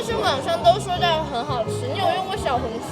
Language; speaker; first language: Chinese; native; Chinese